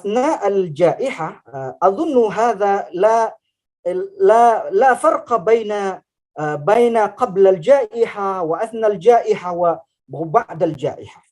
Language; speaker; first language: Arabic; non-native, fluent; Indonesian